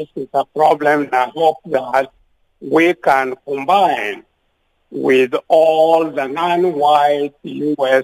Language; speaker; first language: English; non-native, local second language; Luo (Kenya and Tanzania)